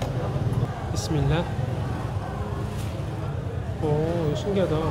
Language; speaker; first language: English; non-native, fluent; Korean